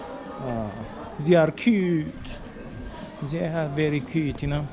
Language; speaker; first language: English; non-native, learner; Amharic